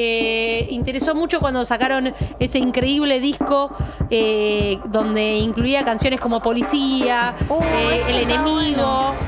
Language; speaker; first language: Spanish; native; Spanish